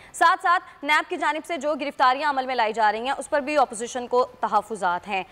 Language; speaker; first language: Urdu; native; Urdu